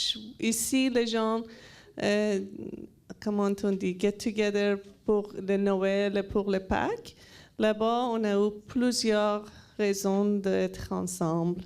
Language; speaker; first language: French; non-native, learner; Persian